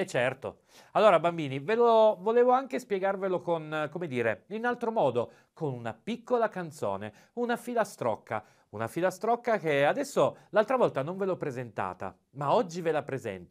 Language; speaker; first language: Italian; native; Italian